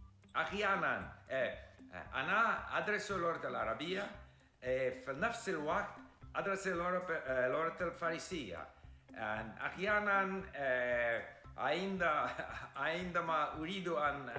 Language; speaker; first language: Arabic; non-native, learner; English